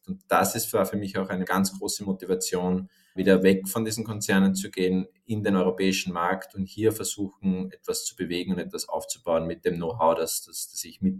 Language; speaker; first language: German; native; German